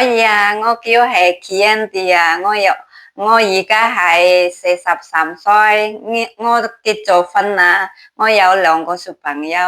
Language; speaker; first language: Cantonese; non-native, learner; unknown